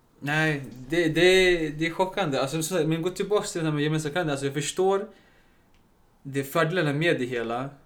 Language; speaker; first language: Swedish; early bilingual, other home language; Spanish